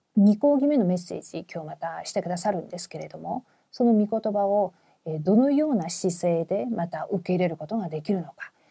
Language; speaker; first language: Japanese; non-native, fluent; Korean